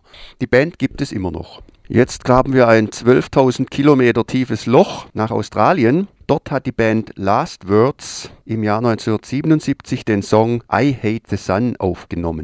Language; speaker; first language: German; native; German